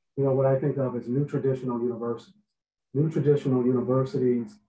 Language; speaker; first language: English; native; English